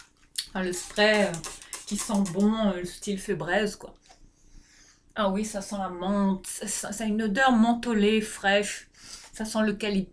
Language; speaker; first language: French; native; French